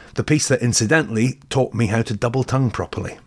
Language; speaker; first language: English; native; English